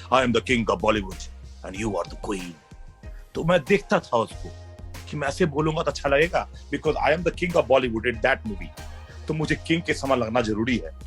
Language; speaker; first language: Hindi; native; Hindi